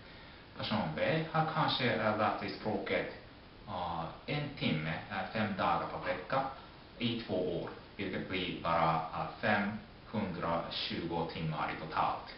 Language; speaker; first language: Swedish; non-native, fluent; Japanese